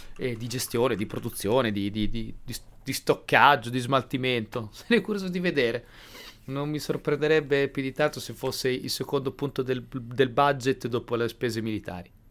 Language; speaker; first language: Italian; native; Italian